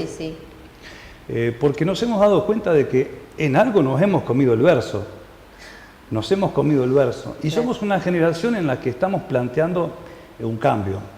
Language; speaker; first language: Spanish; native; Spanish